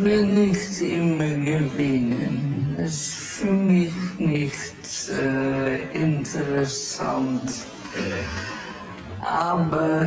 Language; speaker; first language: German; non-native, learner; Dutch